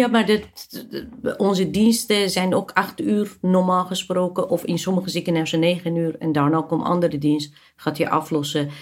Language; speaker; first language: Dutch; non-native, fluent; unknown